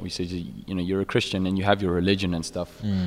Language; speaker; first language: English; native; English